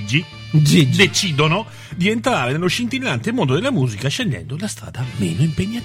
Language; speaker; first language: Italian; native; Italian